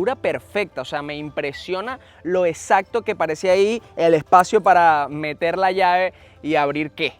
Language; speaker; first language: Spanish; native; Spanish